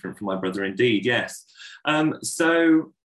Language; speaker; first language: English; native; English